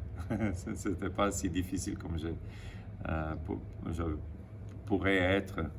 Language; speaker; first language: French; non-native, fluent; Italian